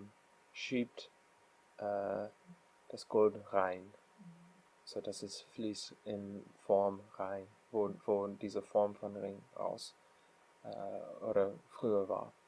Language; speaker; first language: German; non-native, learner; English